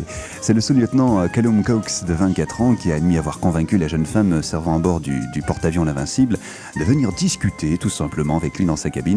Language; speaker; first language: French; native; French